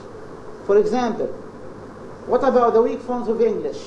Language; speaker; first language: English; non-native, fluent; Arabic